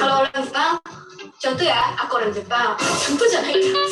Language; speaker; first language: Indonesian; non-native, fluent; Japanese